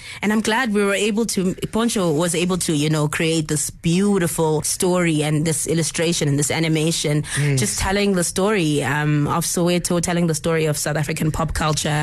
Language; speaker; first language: English; non-native, local second language; Zulu